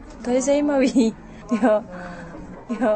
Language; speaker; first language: Czech; non-native, fluent; Mongolian